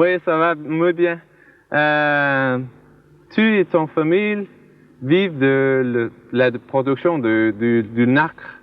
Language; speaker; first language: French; non-native, learner; Danish